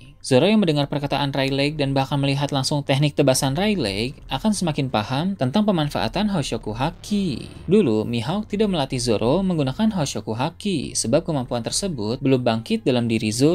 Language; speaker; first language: Indonesian; native; Indonesian